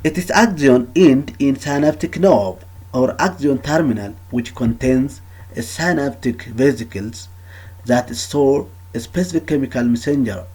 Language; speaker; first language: English; non-native, local second language; Amharic